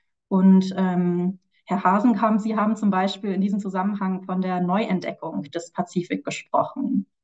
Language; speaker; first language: German; native; German